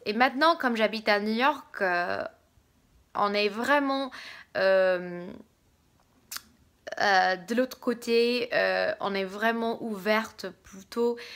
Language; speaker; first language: French; non-native, fluent; English